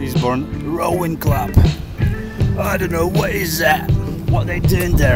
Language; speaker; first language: English; non-native, fluent; Ukrainian